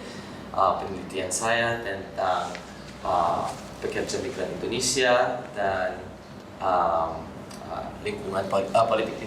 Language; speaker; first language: Indonesian; non-native, learner; English